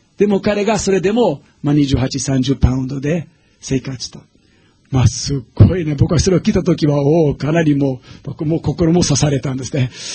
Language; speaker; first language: Japanese; non-native, fluent; English